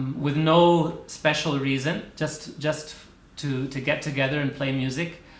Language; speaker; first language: English; native; English